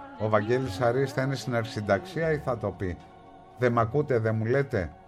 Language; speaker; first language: Greek; native; Greek